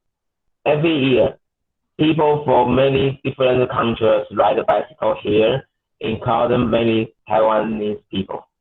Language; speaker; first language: English; non-native, learner; Chinese